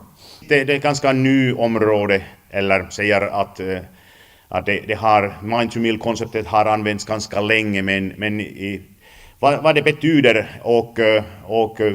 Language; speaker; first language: Swedish; non-native, fluent; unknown